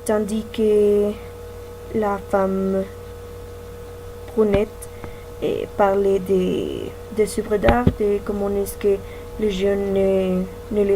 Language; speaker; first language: French; non-native, learner; Spanish